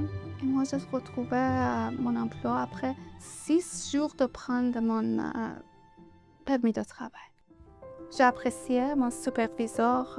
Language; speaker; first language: French; non-native, learner; Persian